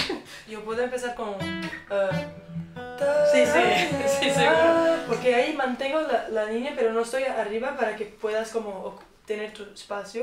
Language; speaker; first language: Spanish; non-native, fluent; Portuguese